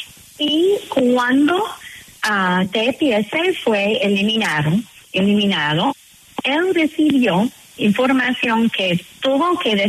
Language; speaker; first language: Spanish; non-native, fluent; English